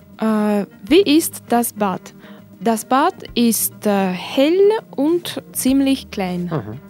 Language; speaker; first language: German; non-native, learner; Russian